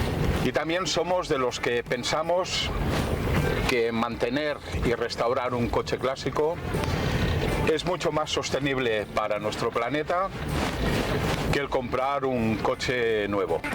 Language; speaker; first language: Spanish; native; Spanish